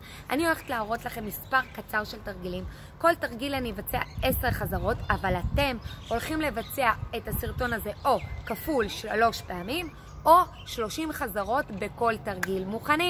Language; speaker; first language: Hebrew; native; Hebrew